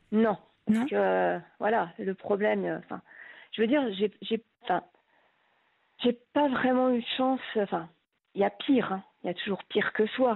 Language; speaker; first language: French; native; French